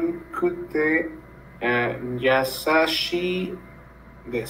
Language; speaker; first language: Japanese; non-native, learner; Spanish